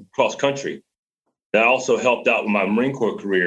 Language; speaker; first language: English; native; English